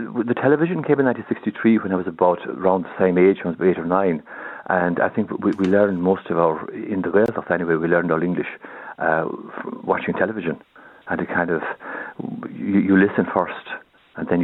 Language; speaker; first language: English; non-native, local second language; Irish